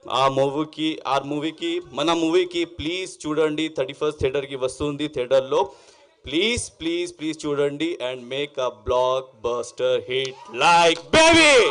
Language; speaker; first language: Telugu; non-native, local second language; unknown